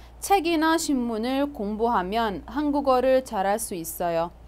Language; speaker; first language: Korean; non-native, fluent; Arabic